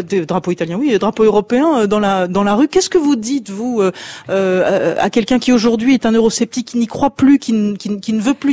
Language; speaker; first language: French; native; French